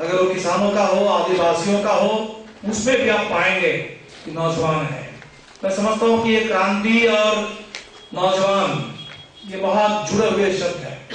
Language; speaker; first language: Hindi; native; Hindi